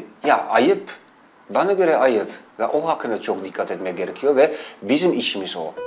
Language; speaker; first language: Turkish; non-native, fluent; Dutch